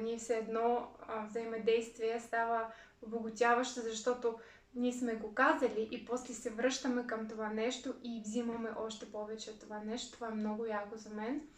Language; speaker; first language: Bulgarian; non-native, fluent; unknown